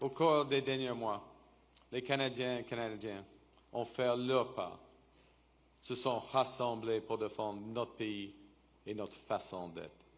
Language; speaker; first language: French; non-native, local second language; English